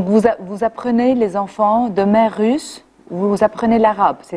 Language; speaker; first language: French; non-native, local second language; Arabic